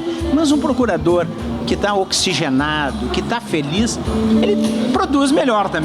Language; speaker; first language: Portuguese; native; Portuguese